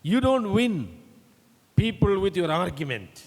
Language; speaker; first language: English; non-native, local second language; Malayalam